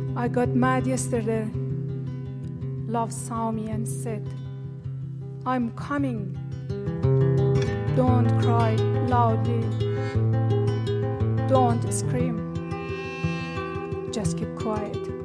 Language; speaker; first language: English; non-native, fluent; Persian